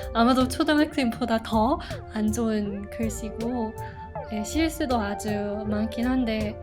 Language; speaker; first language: Korean; non-native, fluent; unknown